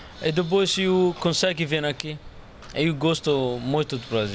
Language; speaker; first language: Portuguese; non-native, learner; Arabic